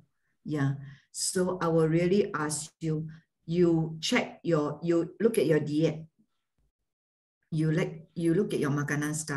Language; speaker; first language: English; non-native, fluent; Malay